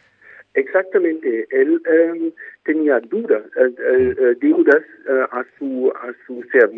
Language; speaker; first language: Spanish; non-native, fluent; German